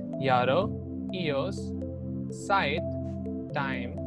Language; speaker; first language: German; non-native, fluent; Hindi